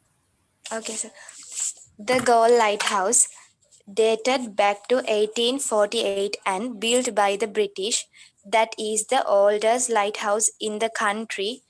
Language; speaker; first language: English; non-native, learner; Sinhala